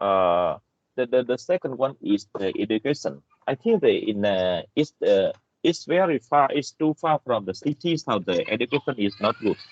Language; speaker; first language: English; non-native, learner; Vietnamese